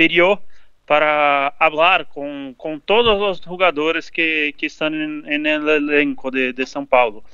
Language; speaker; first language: Spanish; non-native, learner; Portuguese